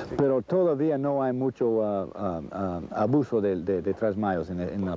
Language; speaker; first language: Spanish; non-native, learner; English